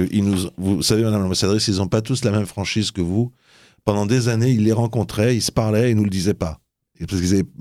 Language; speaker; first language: French; native; French